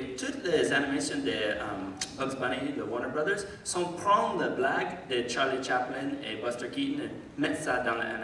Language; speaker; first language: French; non-native, learner; English